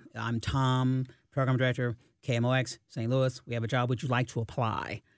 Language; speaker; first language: English; native; English